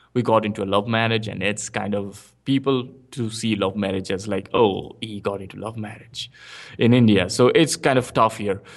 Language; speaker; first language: English; non-native, local second language; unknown